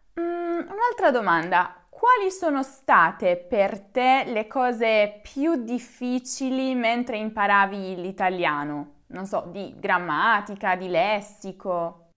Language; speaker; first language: Italian; native; Italian